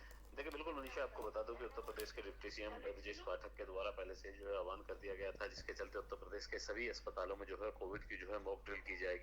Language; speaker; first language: Hindi; native; Hindi